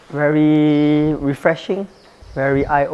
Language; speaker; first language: English; non-native, local second language; Chinese